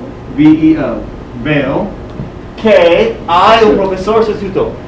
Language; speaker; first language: Spanish; non-native, fluent; English